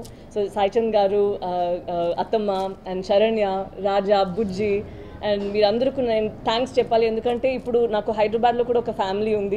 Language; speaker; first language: Telugu; non-native, learner; Tamil